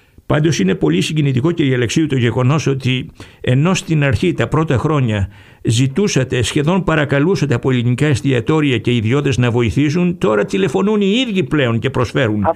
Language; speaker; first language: Greek; native; Greek